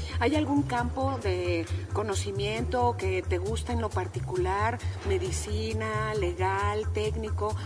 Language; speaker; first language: Spanish; native; Spanish